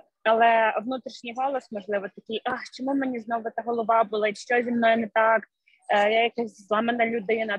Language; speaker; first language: Ukrainian; native; Ukrainian